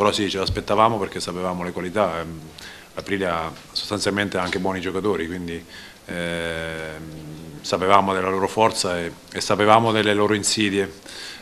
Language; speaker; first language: Italian; native; Italian